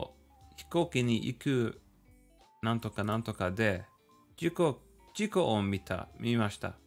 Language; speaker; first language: Japanese; non-native, learner; English